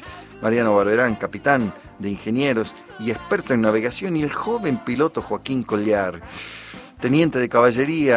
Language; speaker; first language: Spanish; native; Spanish